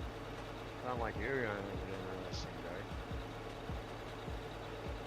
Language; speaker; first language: English; native; English